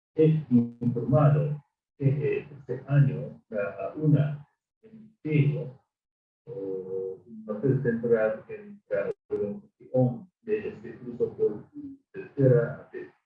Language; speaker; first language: Spanish; non-native, fluent; Japanese